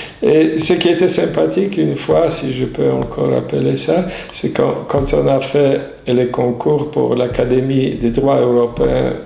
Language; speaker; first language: French; non-native, fluent; Polish